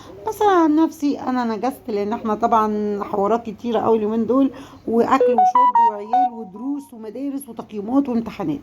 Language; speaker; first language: Arabic; native; Arabic